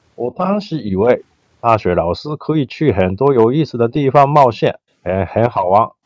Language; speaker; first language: Chinese; non-native, fluent; Japanese